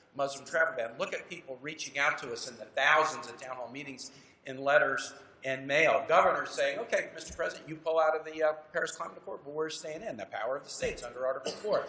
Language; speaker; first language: English; native; English